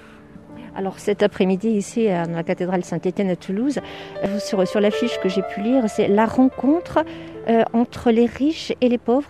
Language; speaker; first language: French; native; French